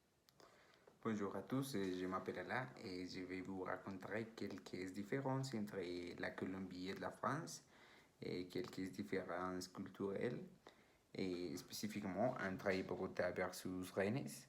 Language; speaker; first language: French; non-native, learner; Spanish